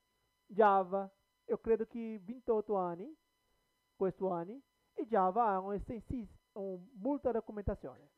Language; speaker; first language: Italian; non-native, learner; Portuguese